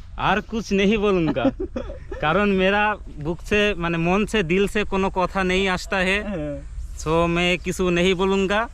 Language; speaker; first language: Hindi; non-native, learner; Bangla